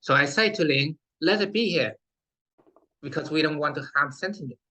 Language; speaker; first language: English; non-native, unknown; Vietnamese